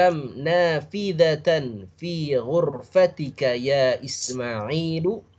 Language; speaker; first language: Arabic; non-native, fluent; Indonesian